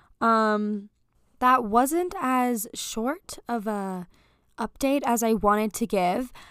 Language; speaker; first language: English; native; English